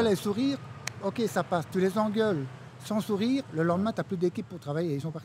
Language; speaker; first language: French; native; French